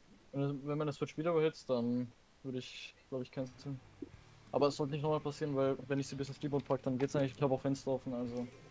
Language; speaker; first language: German; native; German